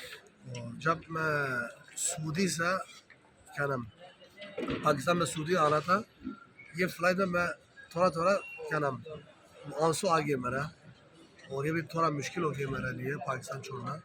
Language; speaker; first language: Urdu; non-native, learner; Turkish